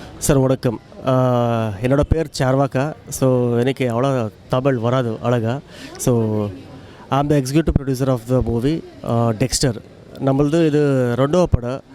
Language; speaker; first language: Tamil; non-native, learner; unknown